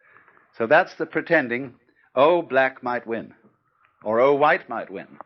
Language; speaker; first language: English; native; English